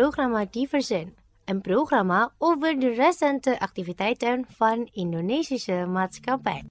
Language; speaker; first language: Dutch; non-native, fluent; Indonesian